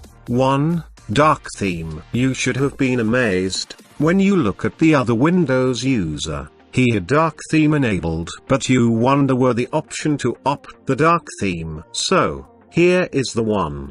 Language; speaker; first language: English; non-native, fluent; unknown